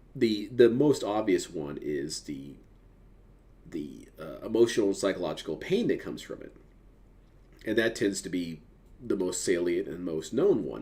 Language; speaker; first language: English; native; English